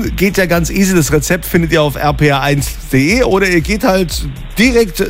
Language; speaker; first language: German; native; German